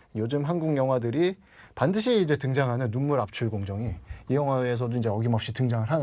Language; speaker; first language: Korean; native; Korean